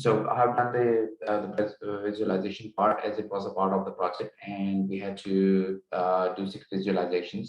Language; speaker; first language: English; non-native, local second language; Urdu